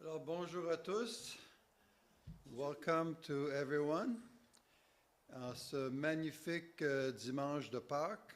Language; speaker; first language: French; native; French